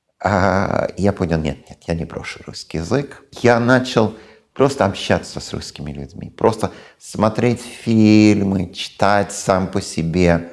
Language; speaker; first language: Russian; non-native, fluent; English